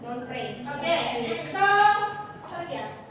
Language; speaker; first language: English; non-native, learner; Indonesian